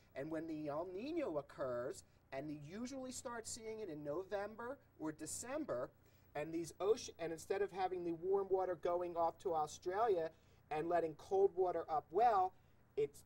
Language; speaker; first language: English; native; English